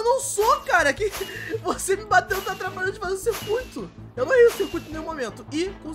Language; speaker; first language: Portuguese; native; Portuguese